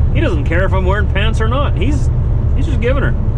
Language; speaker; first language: English; native; English